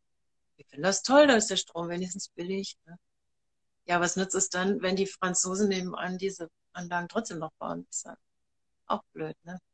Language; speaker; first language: German; native; German